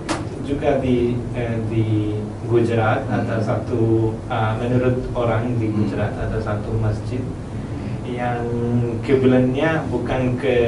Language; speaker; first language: Indonesian; non-native, learner; Malayalam